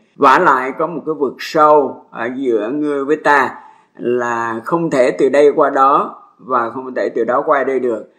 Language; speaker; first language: Vietnamese; native; Vietnamese